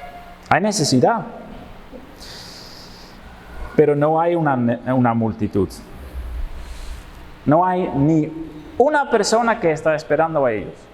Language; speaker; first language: Spanish; non-native, fluent; Dutch